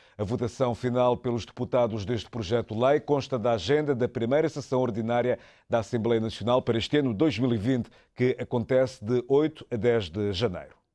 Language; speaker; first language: Portuguese; non-native, local second language; Kabuverdianu